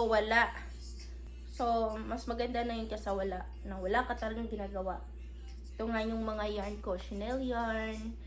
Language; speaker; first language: Filipino; non-native, local second language; Cebuano